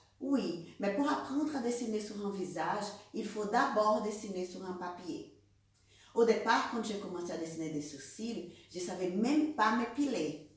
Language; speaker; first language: French; non-native, fluent; Portuguese